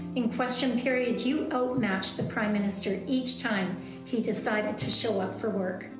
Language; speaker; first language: English; native; English